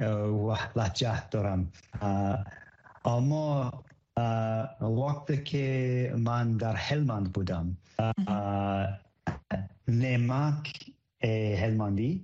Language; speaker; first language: Persian; non-native, learner; English